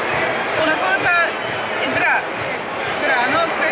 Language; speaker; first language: Italian; non-native, learner; Turkish